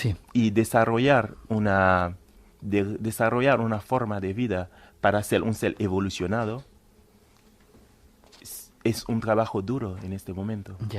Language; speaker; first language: Spanish; non-native, fluent; Haitian Creole